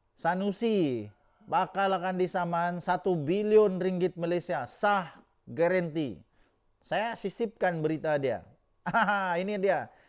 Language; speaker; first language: Malay; native; Malay